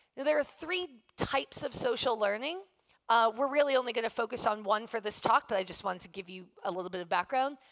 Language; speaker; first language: English; native; English